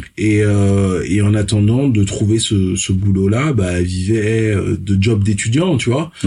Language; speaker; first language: French; early bilingual, other home language; Fon